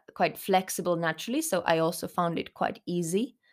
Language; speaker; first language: English; non-native, fluent; Finnish